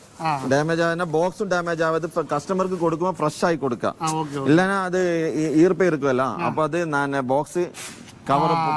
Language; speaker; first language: Tamil; non-native, learner; Malayalam